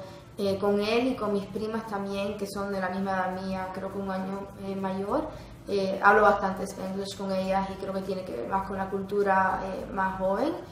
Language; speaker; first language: Spanish; early bilingual, heritage; Spanish